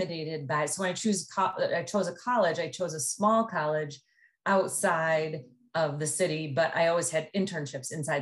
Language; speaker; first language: English; native; English